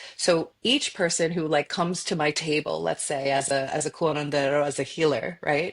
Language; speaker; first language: English; native; English